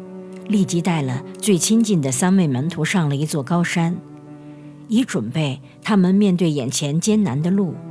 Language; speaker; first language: Chinese; native; Chinese